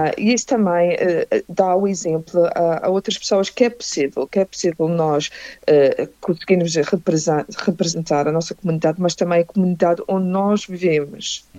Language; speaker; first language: Portuguese; early bilingual, heritage; Portuguese